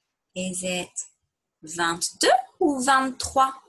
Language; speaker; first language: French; non-native, fluent; English